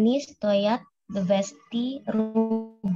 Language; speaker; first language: Russian; non-native, learner; Indonesian